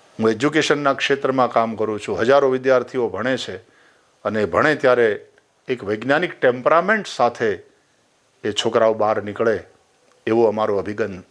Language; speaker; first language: Gujarati; native; Gujarati